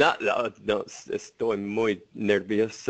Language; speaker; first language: Spanish; non-native, learner; English